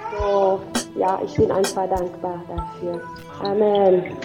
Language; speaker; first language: German; non-native, fluent; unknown